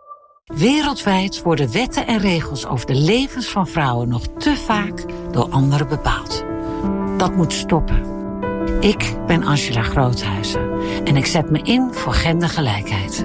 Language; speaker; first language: Dutch; native; Dutch